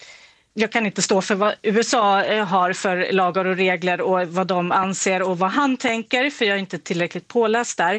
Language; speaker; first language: Swedish; native; Swedish